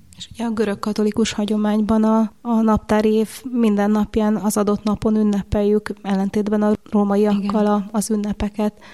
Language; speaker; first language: Hungarian; native; Hungarian